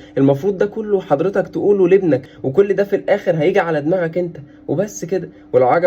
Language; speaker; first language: Arabic; native; Arabic